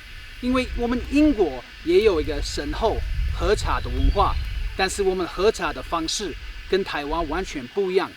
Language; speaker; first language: Chinese; non-native, fluent; English